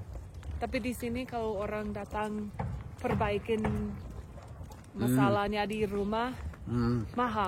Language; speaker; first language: Indonesian; non-native, learner; English